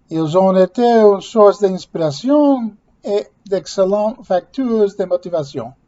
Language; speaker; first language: French; non-native, learner; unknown